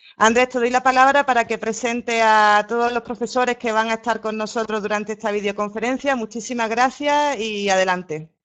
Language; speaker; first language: Spanish; native; Spanish